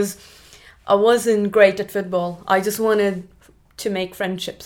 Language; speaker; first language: English; non-native, local second language; Marathi